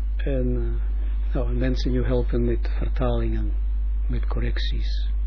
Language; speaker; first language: Dutch; non-native, fluent; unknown